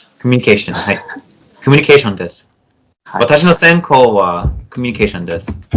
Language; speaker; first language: Japanese; non-native, learner; English